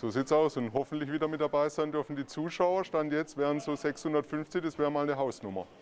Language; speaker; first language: German; native; German